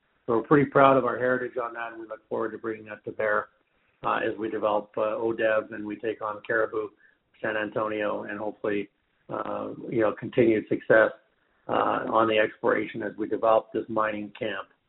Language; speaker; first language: English; native; English